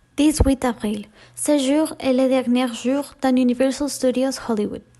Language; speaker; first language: French; non-native, learner; Spanish